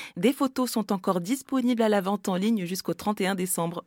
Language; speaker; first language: French; native; French